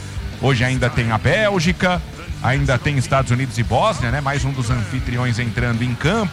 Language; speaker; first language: Portuguese; native; Portuguese